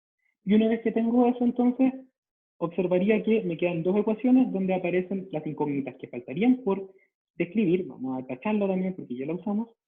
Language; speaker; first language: Spanish; native; Spanish